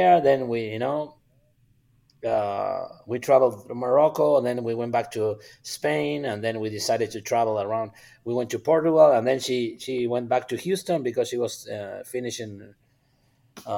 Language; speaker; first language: English; non-native, fluent; Spanish